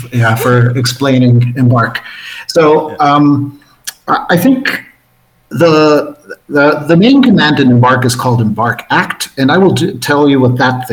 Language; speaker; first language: English; non-native, fluent; Spanish